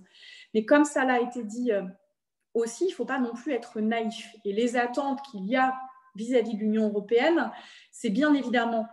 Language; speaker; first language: French; native; French